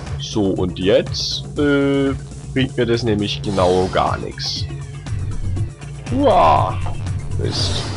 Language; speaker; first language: German; native; German